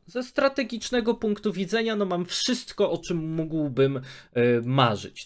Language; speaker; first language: Polish; native; Polish